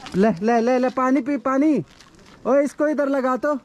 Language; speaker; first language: Hindi; native; Hindi